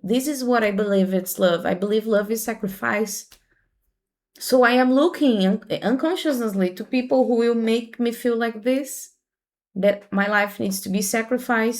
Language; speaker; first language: English; non-native, fluent; Portuguese